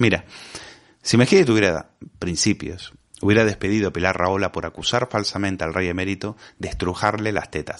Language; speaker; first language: Spanish; native; Spanish